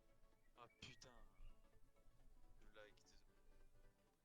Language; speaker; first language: French; native; French